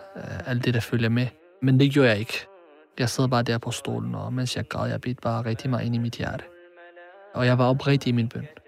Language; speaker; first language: Danish; early bilingual, other home language; Arabic